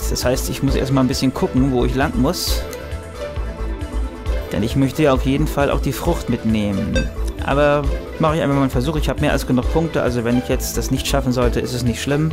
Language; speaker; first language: German; native; German